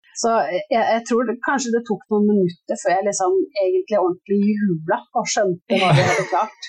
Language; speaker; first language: Norwegian; native; Norwegian